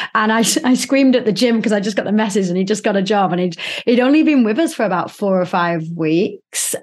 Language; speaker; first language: English; native; English